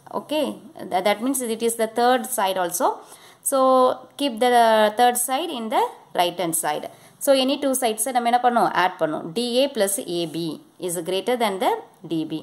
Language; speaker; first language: English; non-native, local second language; Tamil